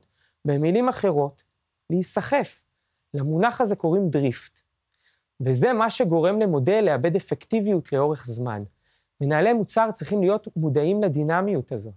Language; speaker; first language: Hebrew; native; Hebrew